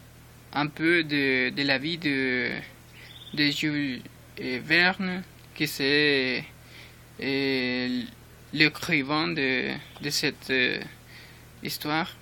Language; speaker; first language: French; non-native, learner; Spanish